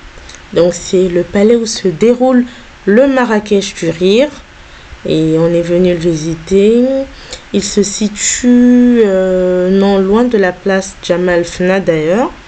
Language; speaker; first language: French; native; French